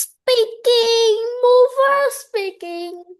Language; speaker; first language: English; non-native, learner; Vietnamese